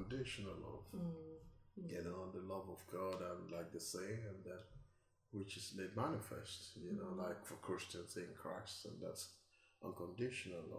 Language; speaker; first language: English; non-native, local second language; Igbo